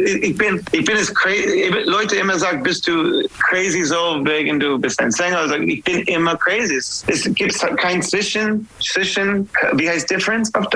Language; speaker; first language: German; non-native, fluent; English